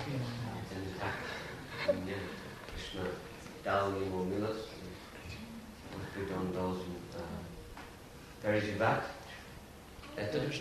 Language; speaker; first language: Russian; non-native, fluent; English